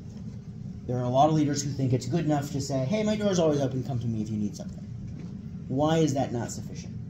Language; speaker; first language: English; native; English